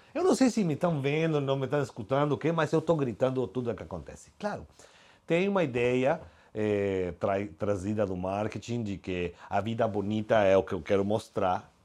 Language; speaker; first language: Portuguese; non-native, fluent; Spanish